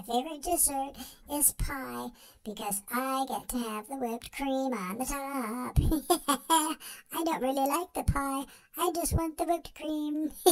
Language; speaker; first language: English; native; English